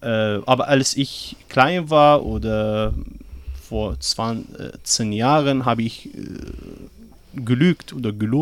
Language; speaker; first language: German; non-native, learner; Arabic